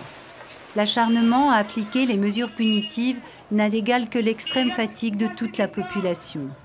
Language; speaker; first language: French; native; French